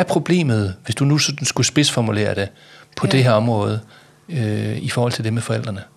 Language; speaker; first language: Danish; native; Danish